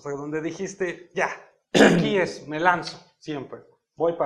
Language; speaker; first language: Spanish; native; Spanish